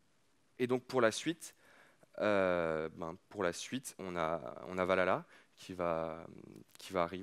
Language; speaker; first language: French; native; French